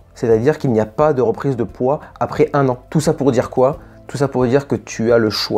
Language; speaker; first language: French; native; French